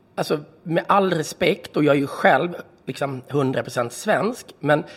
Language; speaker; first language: Swedish; native; Swedish